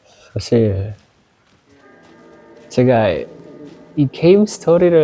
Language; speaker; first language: Korean; non-native, learner; Indonesian